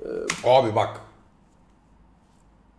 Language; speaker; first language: Turkish; native; Turkish